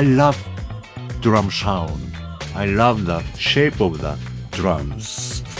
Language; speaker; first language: English; non-native, learner; Japanese